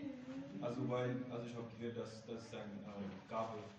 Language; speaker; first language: German; non-native, learner; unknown